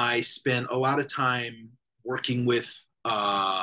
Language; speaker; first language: English; native; English